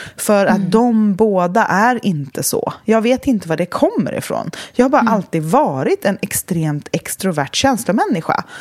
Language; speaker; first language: Swedish; native; Swedish